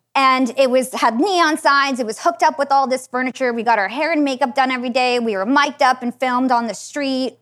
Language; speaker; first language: English; native; English